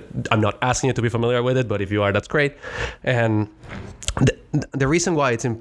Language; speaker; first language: English; non-native, fluent; Spanish